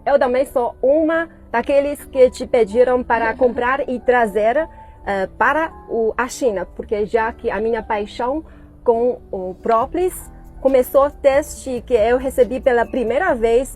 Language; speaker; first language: Portuguese; non-native, fluent; Chinese